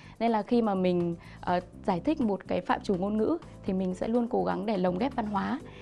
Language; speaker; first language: Vietnamese; native; Vietnamese